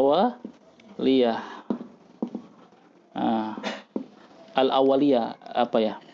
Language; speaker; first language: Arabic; non-native, fluent; Indonesian